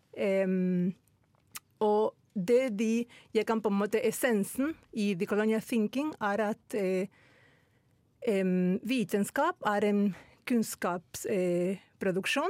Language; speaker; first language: Norwegian; non-native, fluent; Spanish